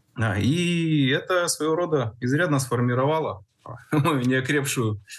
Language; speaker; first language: Russian; native; Russian